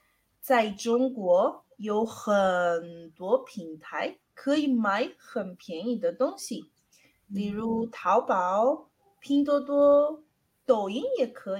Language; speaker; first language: Chinese; non-native, learner; Spanish